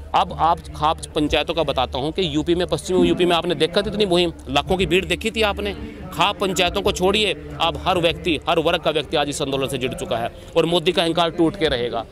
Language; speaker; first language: Hindi; native; Hindi